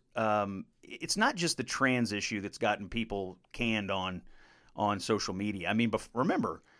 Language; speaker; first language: English; native; English